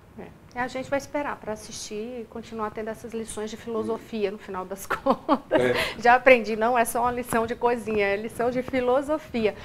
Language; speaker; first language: Portuguese; native; Portuguese